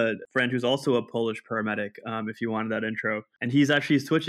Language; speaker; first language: English; non-native, local second language; Urdu